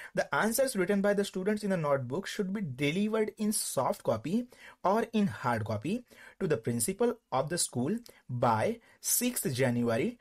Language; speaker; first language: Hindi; non-native, local second language; Gujarati